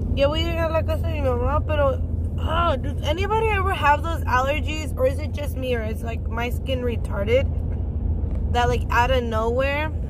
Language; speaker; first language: English; early bilingual, other home language; Spanish